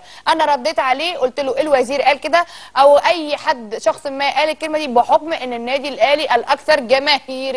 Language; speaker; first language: Arabic; native; Arabic